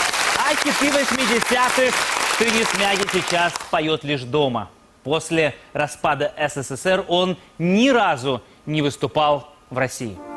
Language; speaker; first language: Russian; native; Russian